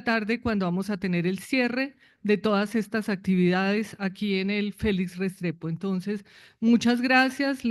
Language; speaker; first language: Spanish; native; Spanish